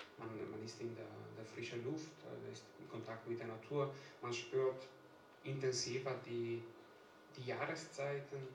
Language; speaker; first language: German; non-native, fluent; Italian